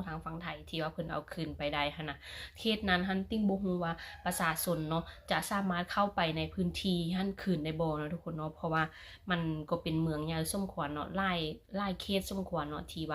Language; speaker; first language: Thai; non-native, local second language; Lao